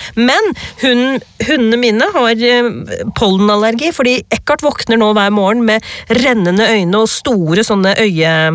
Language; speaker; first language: Norwegian; early bilingual, other home language; Urdu